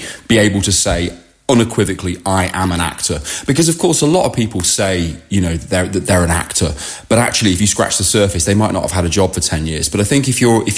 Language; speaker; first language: English; native; English